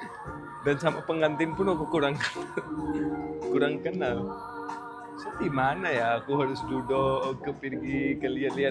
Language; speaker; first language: Indonesian; non-native, fluent; Urdu